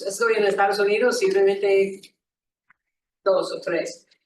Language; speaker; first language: Spanish; non-native, learner; English